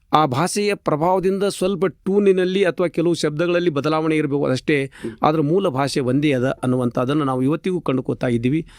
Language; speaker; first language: Kannada; non-native, local second language; Lambadi